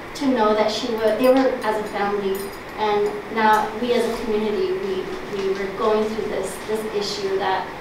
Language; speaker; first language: English; native; English